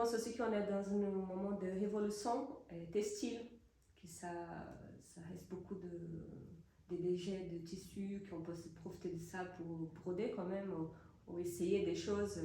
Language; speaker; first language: French; non-native, fluent; Portuguese